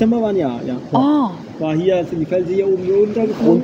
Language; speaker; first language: German; native; German